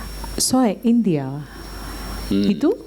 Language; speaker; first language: Spanish; non-native, learner; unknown